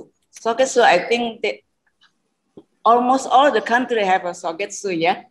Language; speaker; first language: English; non-native, fluent; Indonesian